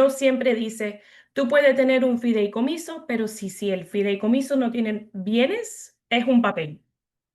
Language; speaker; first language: Spanish; early bilingual, heritage; English